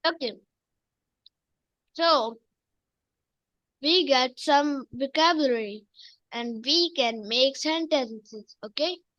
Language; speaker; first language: English; non-native, local second language; Urdu